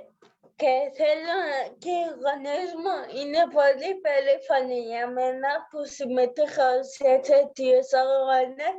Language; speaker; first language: Greek; non-native, fluent; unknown